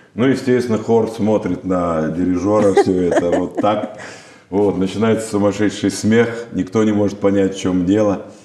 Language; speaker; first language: Russian; native; Russian